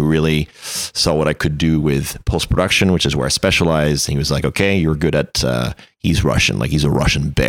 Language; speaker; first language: English; non-native, fluent; French